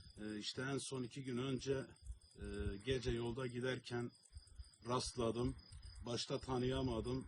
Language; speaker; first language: Turkish; native; Turkish